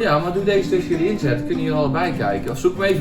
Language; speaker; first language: Dutch; native; Dutch